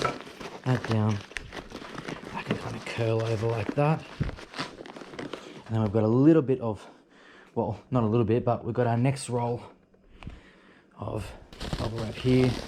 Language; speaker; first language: English; native; English